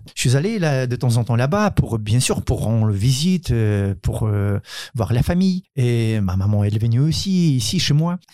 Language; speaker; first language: French; non-native, fluent; Ukrainian